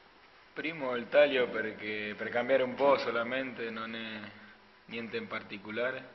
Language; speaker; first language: Italian; non-native, fluent; Spanish